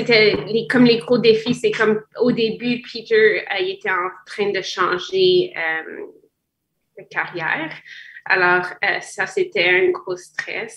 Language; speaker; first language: French; non-native, fluent; English